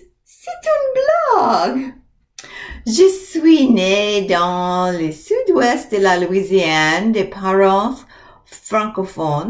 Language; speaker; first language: French; non-native, learner; English